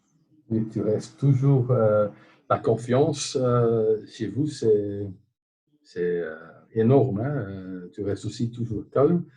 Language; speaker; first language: French; non-native, local second language; Dutch